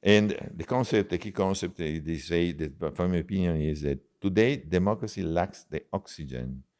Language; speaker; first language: English; non-native, fluent; Italian